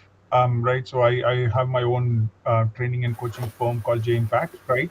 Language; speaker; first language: English; non-native, local second language; Tamil